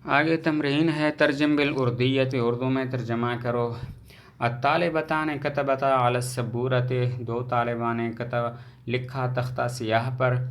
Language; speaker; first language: Urdu; native; Urdu